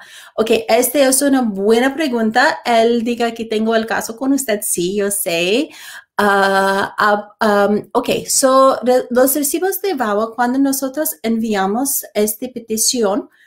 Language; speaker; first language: Spanish; non-native, learner; English